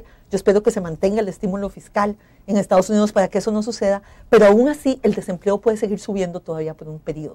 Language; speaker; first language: Spanish; native; Spanish